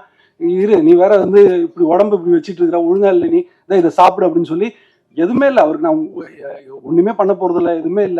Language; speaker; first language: Tamil; native; Tamil